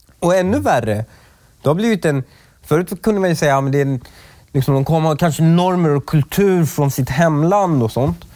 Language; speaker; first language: Swedish; early bilingual, other home language; Persian